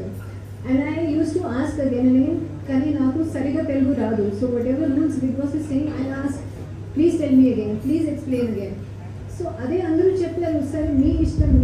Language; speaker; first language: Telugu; non-native, learner; Hindi